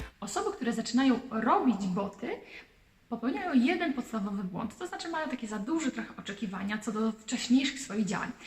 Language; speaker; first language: Polish; native; Polish